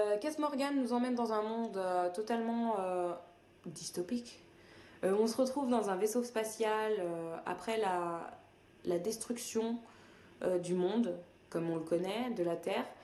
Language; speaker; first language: French; native; French